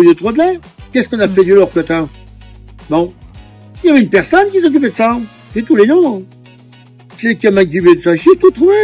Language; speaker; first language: French; native; French